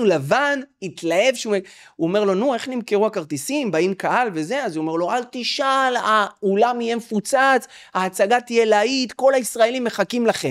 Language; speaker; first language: Hebrew; native; Hebrew